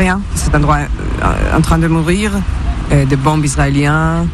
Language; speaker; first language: French; non-native, fluent; Hebrew